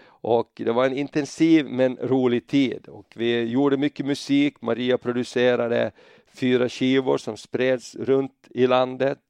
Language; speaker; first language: Swedish; native; Swedish